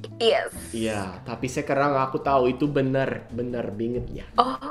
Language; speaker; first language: Indonesian; non-native, fluent; English